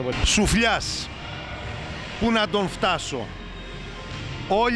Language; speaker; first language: Greek; native; Greek